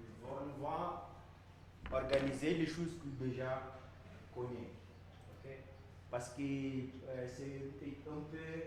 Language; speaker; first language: French; non-native, learner; Portuguese